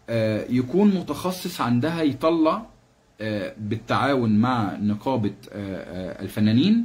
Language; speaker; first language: Arabic; native; Arabic